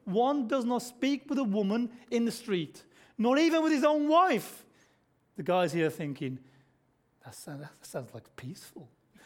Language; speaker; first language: English; native; English